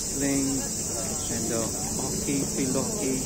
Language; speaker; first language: English; non-native, fluent; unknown